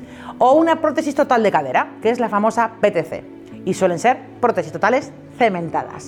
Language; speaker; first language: Spanish; native; Spanish